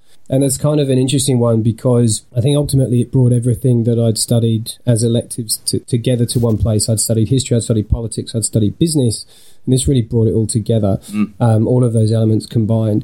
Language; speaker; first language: English; native; English